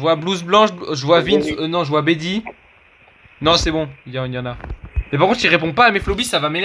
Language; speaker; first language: French; native; French